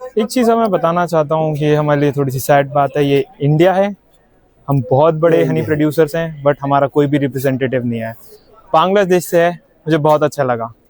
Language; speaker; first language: Hindi; native; Hindi